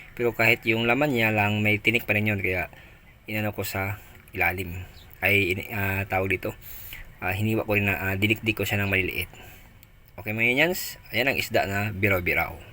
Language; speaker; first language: Filipino; non-native, local second language; Cebuano